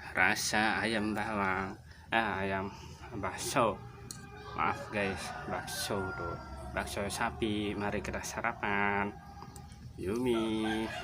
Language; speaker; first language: Indonesian; native; Indonesian